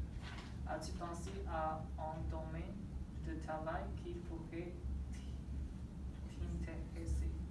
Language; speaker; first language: French; non-native, learner; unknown